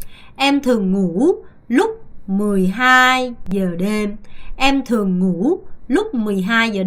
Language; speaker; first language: Vietnamese; non-native, fluent; Korean